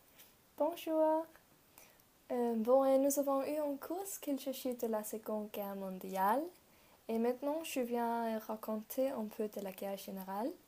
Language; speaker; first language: French; non-native, learner; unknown